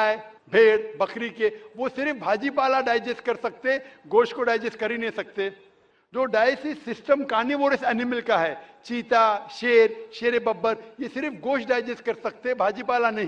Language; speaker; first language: Hindi; native; Hindi